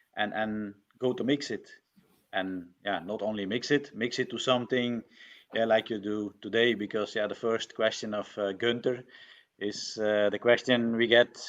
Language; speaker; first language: English; non-native, fluent; Dutch